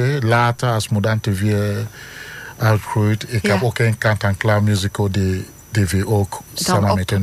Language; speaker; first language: Dutch; non-native, learner; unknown